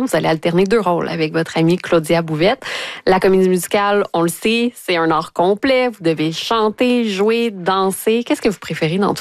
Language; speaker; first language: French; native; French